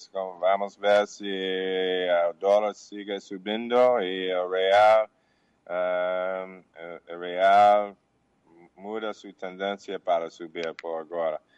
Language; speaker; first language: Portuguese; non-native, learner; English